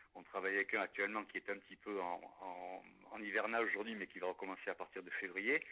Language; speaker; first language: French; native; French